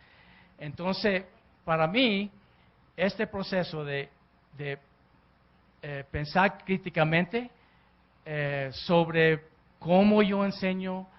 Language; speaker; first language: Spanish; early bilingual, heritage; Spanish